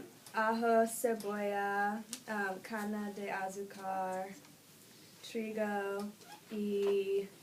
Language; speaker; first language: Spanish; non-native, learner; English